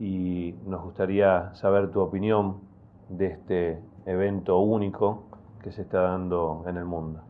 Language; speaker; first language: Spanish; native; Spanish